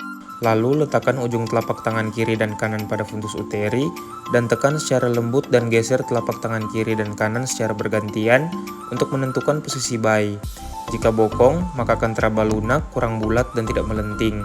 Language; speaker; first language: Indonesian; native; Indonesian